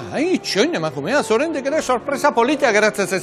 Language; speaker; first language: Basque; native; Basque